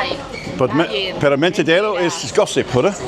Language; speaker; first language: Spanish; non-native, learner; English